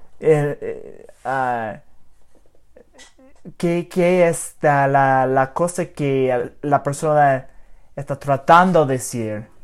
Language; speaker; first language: Spanish; early bilingual, heritage; English